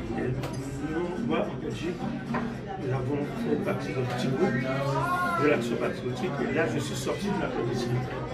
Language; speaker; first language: French; non-native, local second language; Haitian Creole